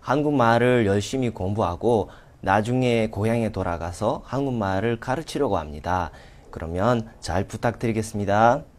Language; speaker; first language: Korean; non-native, fluent; Russian